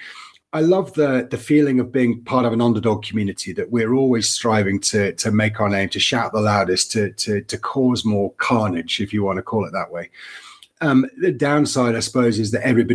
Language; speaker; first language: English; native; English